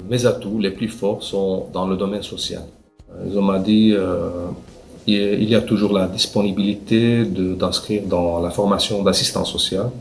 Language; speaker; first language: French; non-native, fluent; Arabic